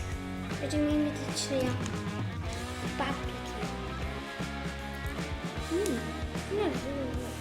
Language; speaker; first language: Welsh; non-native, local second language; English